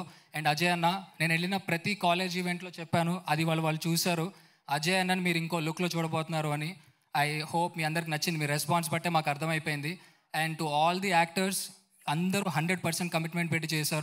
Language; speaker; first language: Telugu; native; Telugu